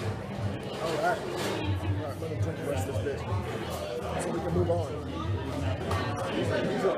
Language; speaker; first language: English; native; English